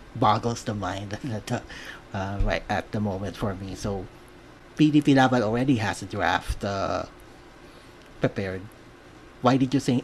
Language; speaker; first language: English; non-native, local second language; Filipino